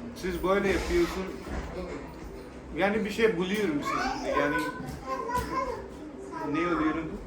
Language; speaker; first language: Turkish; non-native, learner; Urdu